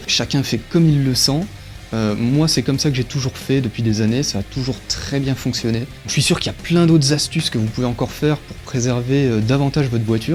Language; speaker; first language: French; native; French